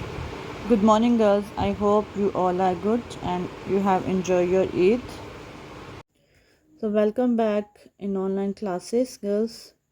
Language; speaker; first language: English; non-native, local second language; Urdu